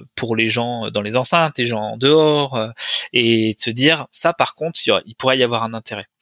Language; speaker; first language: French; native; French